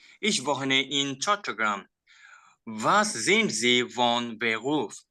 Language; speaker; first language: German; non-native, learner; Bangla